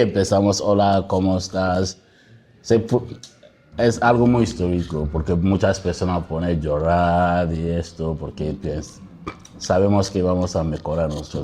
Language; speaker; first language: Spanish; non-native, learner; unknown